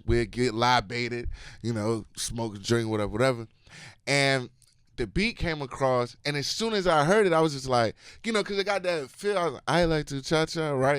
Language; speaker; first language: English; native; English